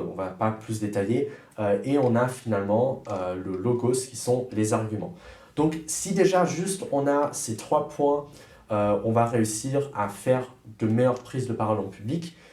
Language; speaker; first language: French; early bilingual, other home language; German